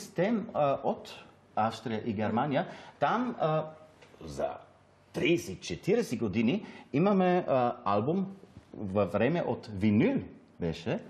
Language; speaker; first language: Bulgarian; non-native, learner; German